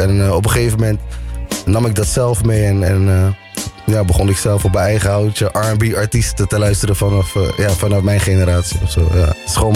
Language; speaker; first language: Dutch; native; Dutch